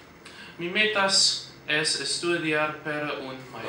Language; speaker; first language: Spanish; non-native, learner; English